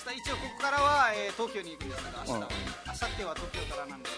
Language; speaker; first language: Japanese; non-native, fluent; Nepali